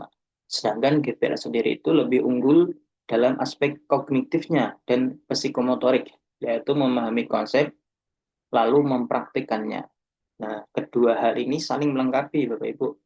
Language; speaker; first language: Indonesian; native; Indonesian